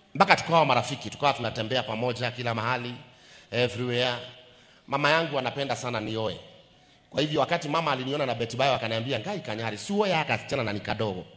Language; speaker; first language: Swahili; native; Swahili